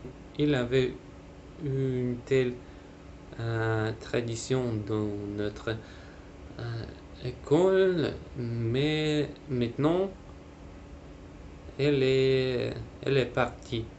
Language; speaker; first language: French; non-native, learner; Russian